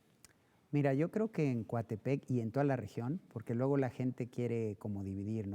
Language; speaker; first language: Spanish; native; Spanish